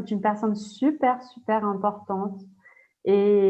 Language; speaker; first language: French; non-native, fluent; Portuguese